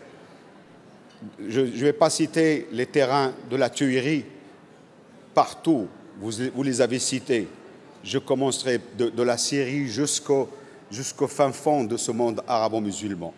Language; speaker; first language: French; non-native, local second language; Arabic